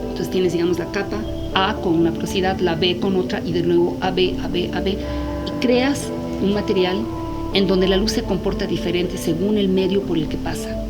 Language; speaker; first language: Spanish; native; Spanish